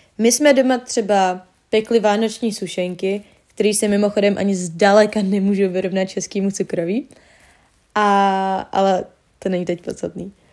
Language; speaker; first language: Czech; native; Czech